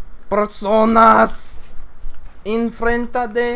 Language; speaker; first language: Spanish; non-native, learner; English